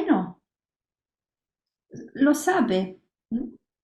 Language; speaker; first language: Spanish; non-native, learner; Italian